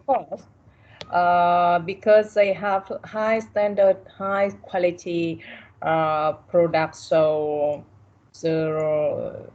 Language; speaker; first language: English; non-native, learner; Vietnamese